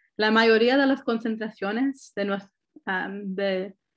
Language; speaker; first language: Spanish; early bilingual, heritage; Spanish